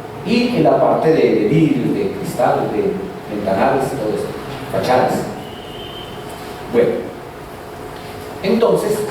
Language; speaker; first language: Spanish; native; Spanish